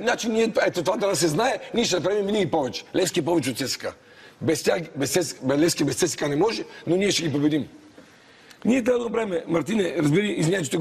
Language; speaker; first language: Bulgarian; native; Bulgarian